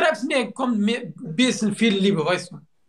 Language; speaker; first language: German; non-native, learner; Arabic